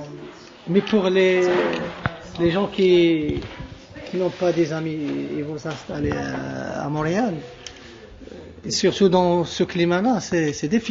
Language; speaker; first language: French; non-native, local second language; Arabic